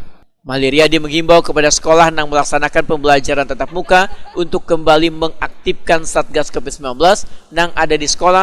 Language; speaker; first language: Indonesian; non-native, local second language; Banjar